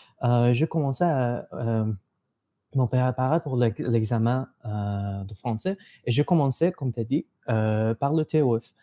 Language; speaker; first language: French; non-native, fluent; English